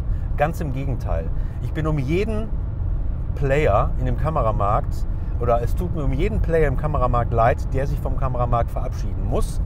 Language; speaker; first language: German; native; German